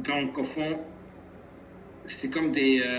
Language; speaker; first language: French; native; French